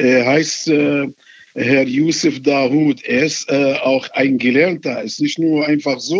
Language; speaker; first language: German; non-native, fluent; Arabic